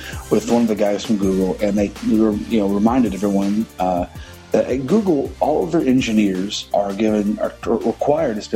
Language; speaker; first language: English; native; English